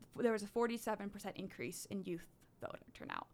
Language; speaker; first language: English; early bilingual, other home language; Dutch